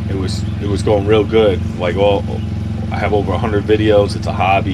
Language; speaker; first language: English; native; English